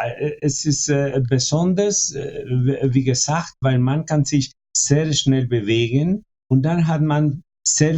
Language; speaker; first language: German; non-native, fluent; Spanish